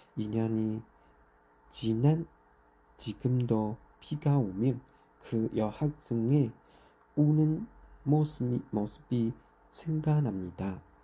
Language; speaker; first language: Korean; non-native, learner; Chinese